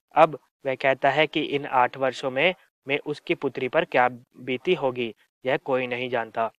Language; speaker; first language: Hindi; native; Hindi